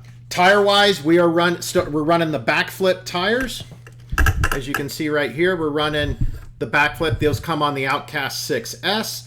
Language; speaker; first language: English; native; English